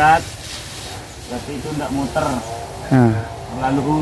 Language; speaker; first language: Indonesian; non-native, local second language; Madurese